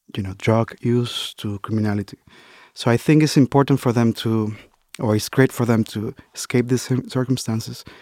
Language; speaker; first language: English; non-native, fluent; Spanish